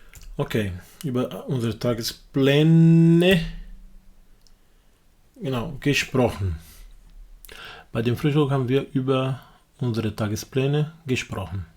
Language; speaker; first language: German; non-native, fluent; Portuguese